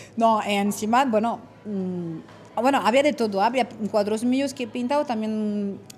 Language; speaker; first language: Spanish; non-native, fluent; French